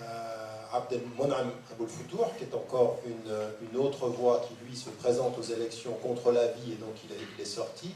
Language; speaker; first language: French; native; French